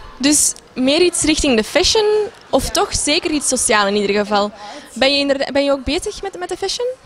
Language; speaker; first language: Dutch; native; Dutch